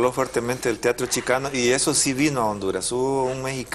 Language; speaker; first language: Spanish; native; Spanish